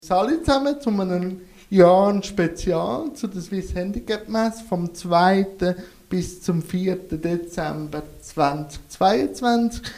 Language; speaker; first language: German; native; German